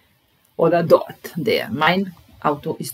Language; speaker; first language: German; non-native, fluent; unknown